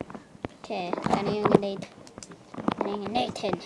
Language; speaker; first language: Welsh; non-native, local second language; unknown